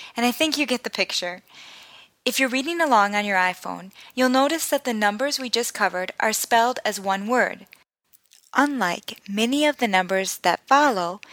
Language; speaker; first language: English; native; English